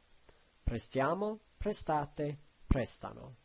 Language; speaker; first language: Italian; non-native, learner; English